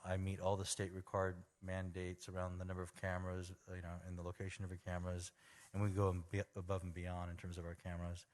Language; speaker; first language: English; native; English